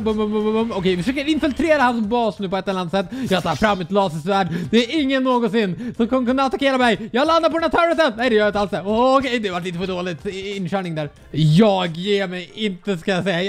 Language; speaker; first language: Swedish; native; Swedish